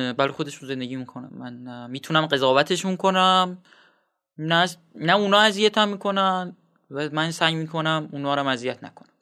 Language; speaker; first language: Persian; non-native, local second language; Azerbaijani